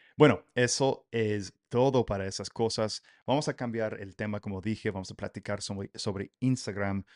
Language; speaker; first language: Spanish; non-native, fluent; English